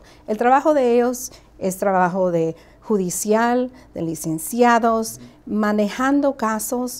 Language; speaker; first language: Spanish; early bilingual, heritage; Spanish